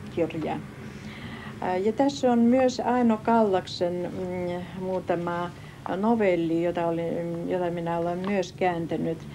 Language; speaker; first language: Finnish; early bilingual, heritage; Finnish